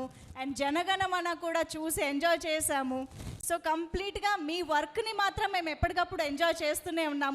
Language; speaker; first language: Telugu; native; Telugu